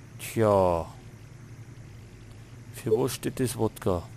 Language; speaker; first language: German; native; German